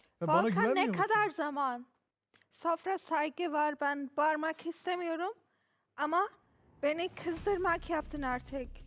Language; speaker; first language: Turkish; non-native, learner; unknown